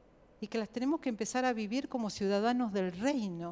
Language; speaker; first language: Spanish; native; Spanish